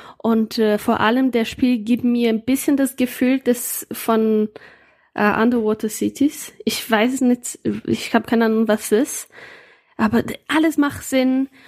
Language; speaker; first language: German; non-native, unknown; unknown